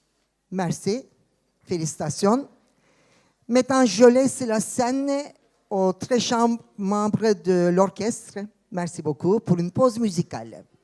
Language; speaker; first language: French; non-native, fluent; Turkish